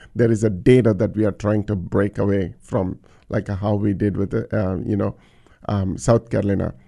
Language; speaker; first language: English; non-native, local second language; Tamil